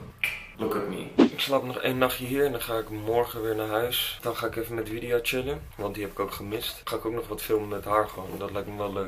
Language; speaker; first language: Dutch; native; Dutch